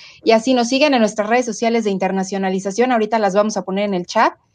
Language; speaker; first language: Spanish; native; Spanish